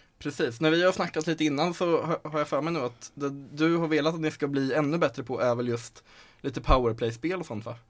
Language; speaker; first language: Swedish; native; Swedish